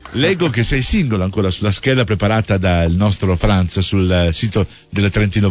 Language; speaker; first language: Italian; native; Italian